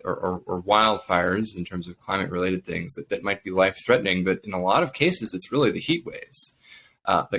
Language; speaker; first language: English; native; English